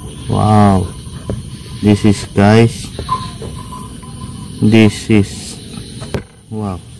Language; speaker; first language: English; non-native, learner; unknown